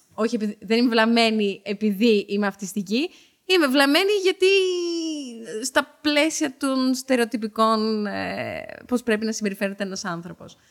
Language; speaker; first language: Greek; early bilingual, heritage; Dutch